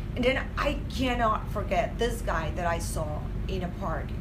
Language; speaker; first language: English; non-native, fluent; Spanish